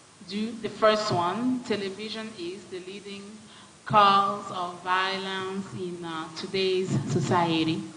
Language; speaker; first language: English; non-native, fluent; French